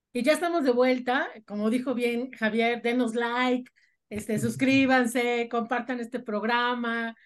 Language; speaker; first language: Spanish; native; Spanish